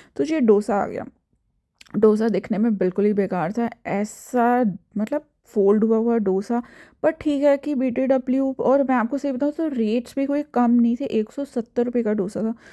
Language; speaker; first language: Hindi; native; Hindi